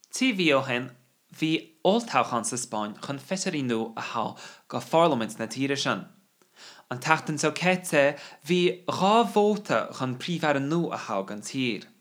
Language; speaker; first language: Irish; non-native, local second language; English